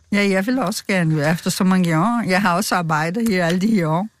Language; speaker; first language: Danish; non-native, fluent; Portuguese